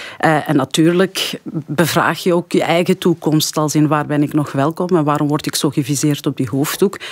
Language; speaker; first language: Dutch; early bilingual, other home language; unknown